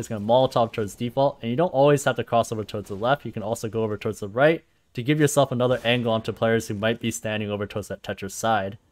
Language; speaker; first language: English; native; English